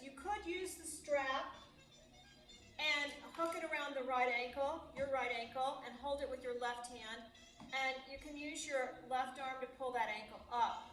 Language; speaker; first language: English; native; English